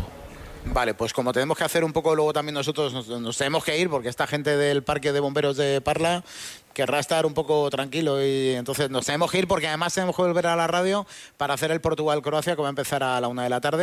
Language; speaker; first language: Spanish; native; Spanish